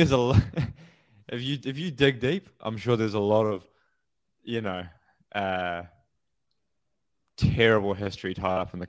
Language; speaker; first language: English; native; English